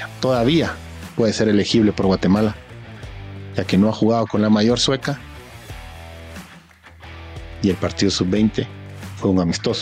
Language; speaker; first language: Spanish; native; Spanish